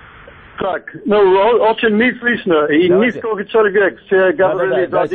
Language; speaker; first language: Russian; non-native, fluent; English